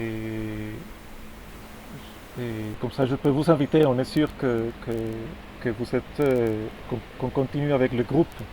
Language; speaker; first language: French; non-native, fluent; Spanish